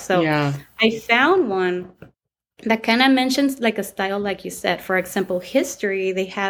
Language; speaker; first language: English; non-native, fluent; Spanish